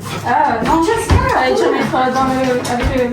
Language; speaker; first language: French; early bilingual, other home language; Armenian